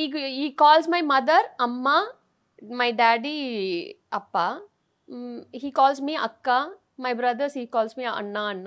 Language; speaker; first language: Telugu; non-native, learner; Tamil